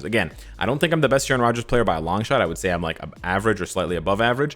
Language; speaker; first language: English; native; English